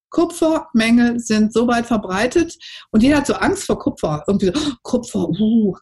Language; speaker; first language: German; native; German